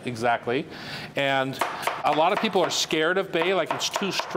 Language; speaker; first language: English; native; English